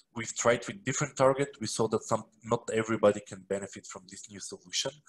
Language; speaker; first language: English; non-native, fluent; Macedonian